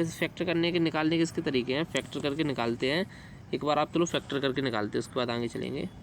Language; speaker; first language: Hindi; native; Hindi